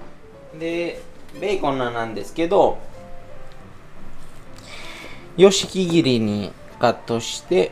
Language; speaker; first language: Japanese; non-native, fluent; Italian